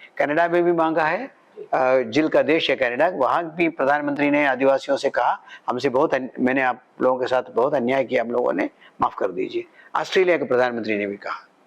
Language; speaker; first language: Hindi; non-native, local second language; Malayalam